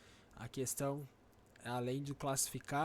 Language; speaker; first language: Portuguese; native; Portuguese